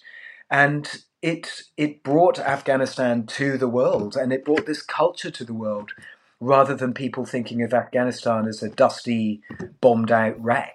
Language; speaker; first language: English; native; English